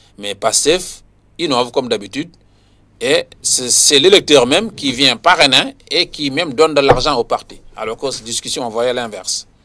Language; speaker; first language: French; non-native, local second language; Wolof